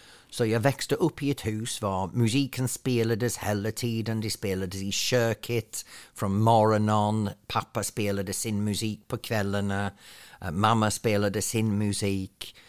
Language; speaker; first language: Swedish; non-native, fluent; English